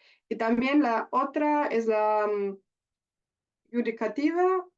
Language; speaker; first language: Spanish; non-native, learner; German